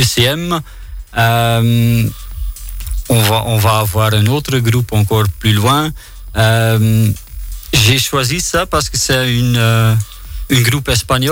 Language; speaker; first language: French; non-native, local second language; Dutch